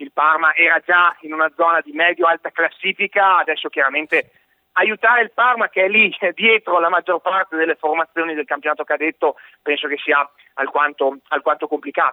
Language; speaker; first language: Italian; native; Italian